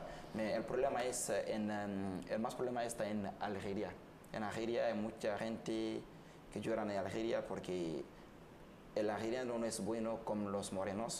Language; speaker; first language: Spanish; non-native, learner; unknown